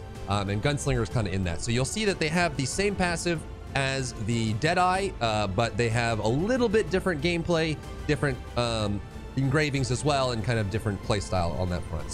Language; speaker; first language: English; native; English